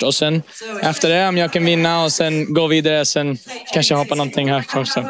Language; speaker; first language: Swedish; early bilingual, heritage; English